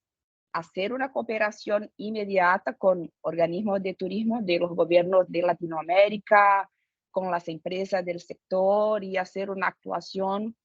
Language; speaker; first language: Spanish; non-native, fluent; Portuguese